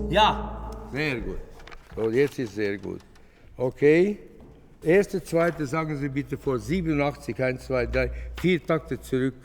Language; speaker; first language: German; non-native, learner; Latvian